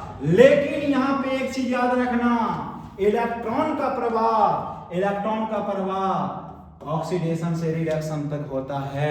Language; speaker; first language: Hindi; native; Hindi